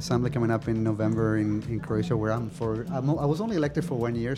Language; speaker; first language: English; non-native, fluent; Spanish